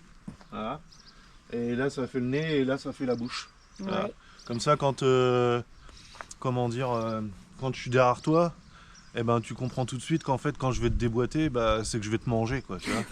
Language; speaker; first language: French; native; French